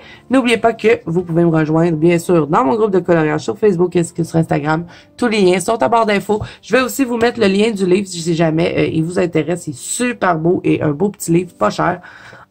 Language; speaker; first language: French; native; French